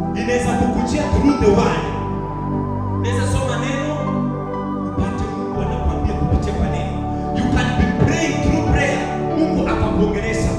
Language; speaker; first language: Swahili; non-native, local second language; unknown